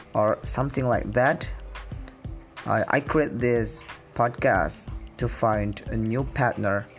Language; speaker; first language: English; non-native, learner; Indonesian